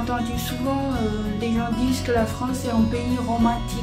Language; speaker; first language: French; non-native, fluent; Chinese